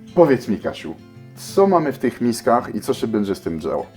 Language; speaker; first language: Polish; non-native, fluent; French